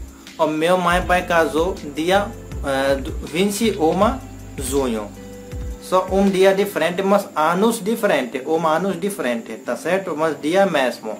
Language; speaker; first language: Portuguese; non-native, learner; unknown